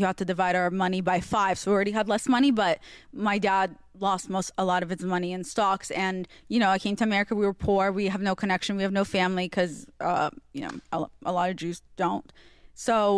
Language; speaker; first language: English; non-native, fluent; Hebrew